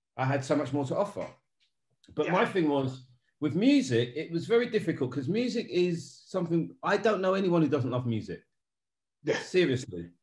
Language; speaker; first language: English; native; English